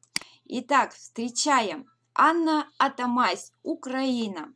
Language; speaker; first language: Russian; native; Russian